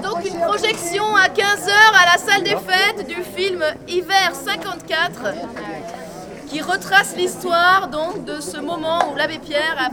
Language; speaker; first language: French; native; French